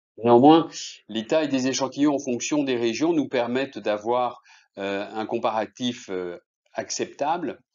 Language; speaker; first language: French; native; French